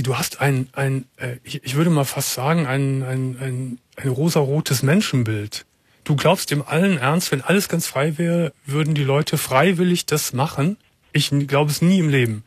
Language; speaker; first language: German; native; German